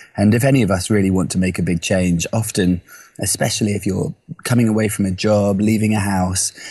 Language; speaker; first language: English; native; English